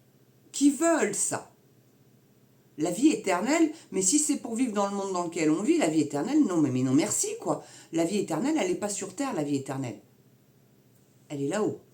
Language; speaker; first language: French; native; French